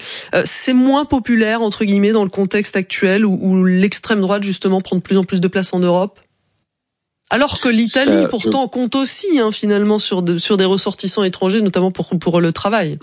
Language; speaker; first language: French; native; French